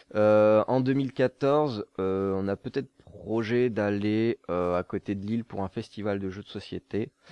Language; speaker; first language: French; native; French